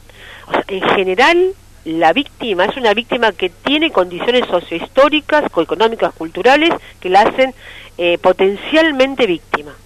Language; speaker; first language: Spanish; native; Spanish